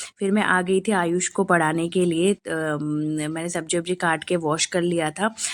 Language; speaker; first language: Hindi; non-native, local second language; Bangla